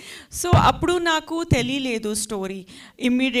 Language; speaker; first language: Telugu; non-native, fluent; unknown